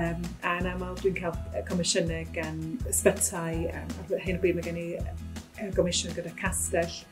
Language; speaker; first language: Welsh; native; Welsh